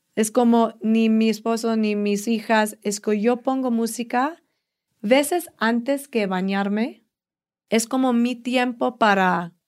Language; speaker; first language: Spanish; early bilingual, heritage; Spanish